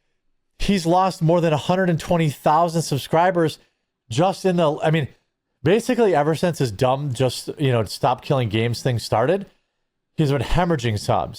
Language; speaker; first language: English; native; English